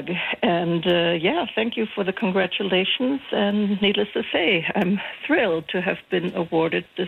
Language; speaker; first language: English; non-native, fluent; German